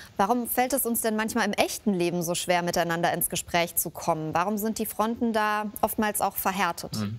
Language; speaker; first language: German; native; German